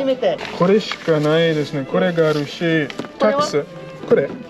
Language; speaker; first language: Japanese; non-native, learner; English